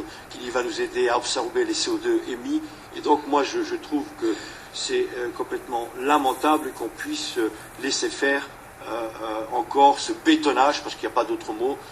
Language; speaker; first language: French; native; French